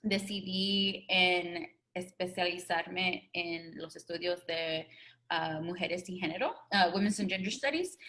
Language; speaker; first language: Spanish; early bilingual, other home language; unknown